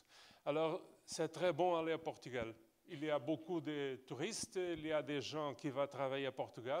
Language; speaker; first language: French; non-native, fluent; Portuguese